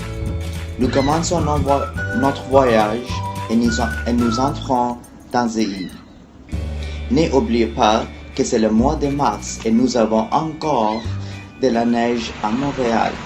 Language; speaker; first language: French; non-native, learner; English